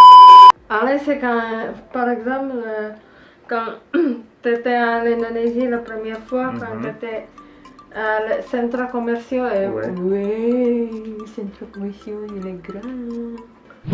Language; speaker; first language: French; non-native, learner; Indonesian